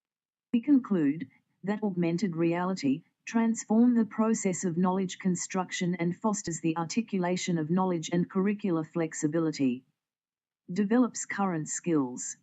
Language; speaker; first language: English; non-native, fluent; Portuguese